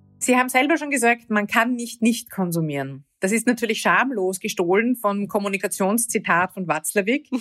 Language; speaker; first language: German; native; German